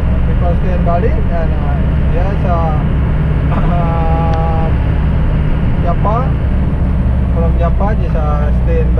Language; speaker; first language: English; non-native, learner; Indonesian